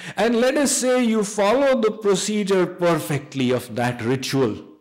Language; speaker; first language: English; non-native, local second language; Hindi